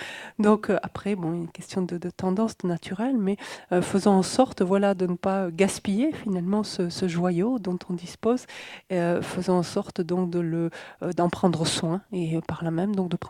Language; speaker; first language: French; native; French